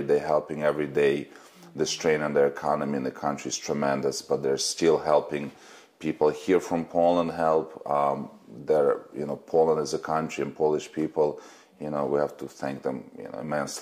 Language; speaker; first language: English; non-native, fluent; Russian